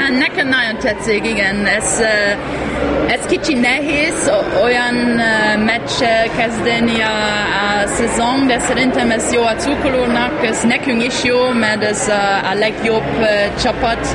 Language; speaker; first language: Hungarian; non-native, learner; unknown